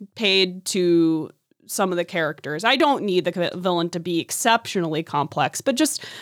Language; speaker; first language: English; native; English